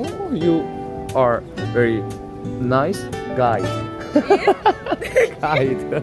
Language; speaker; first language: English; non-native, learner; Korean